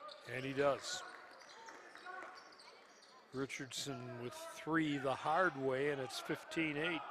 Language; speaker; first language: English; native; English